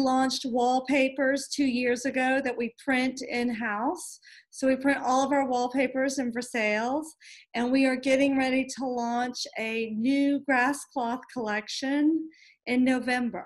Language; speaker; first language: English; native; English